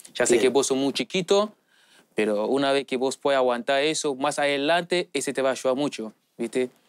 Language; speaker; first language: Spanish; non-native, learner; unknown